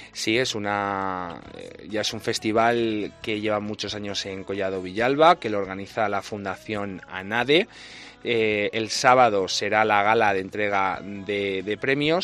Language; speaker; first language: Spanish; native; Spanish